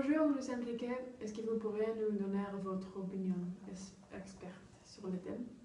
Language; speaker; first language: French; non-native, learner; Spanish